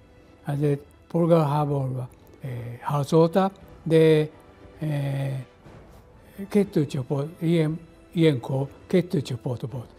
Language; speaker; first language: Hungarian; non-native, learner; Japanese